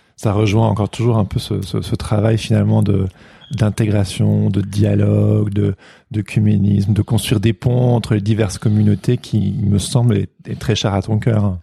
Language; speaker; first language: French; native; French